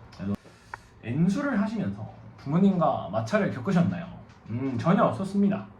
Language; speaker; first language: Korean; native; Korean